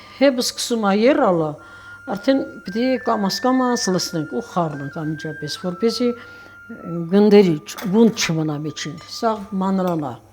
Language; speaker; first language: Armenian; native; Armenian